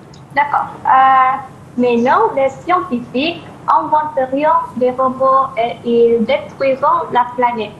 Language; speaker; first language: French; non-native, learner; Malay